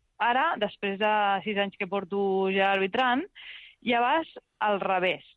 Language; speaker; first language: Catalan; early bilingual, other home language; Spanish